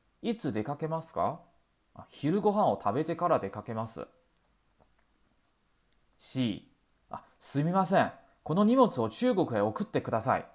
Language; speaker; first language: Japanese; non-native, fluent; Chinese